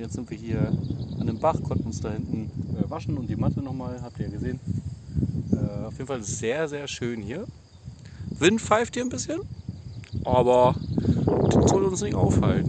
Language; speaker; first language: German; native; German